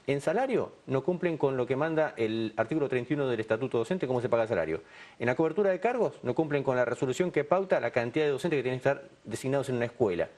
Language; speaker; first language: Spanish; native; Spanish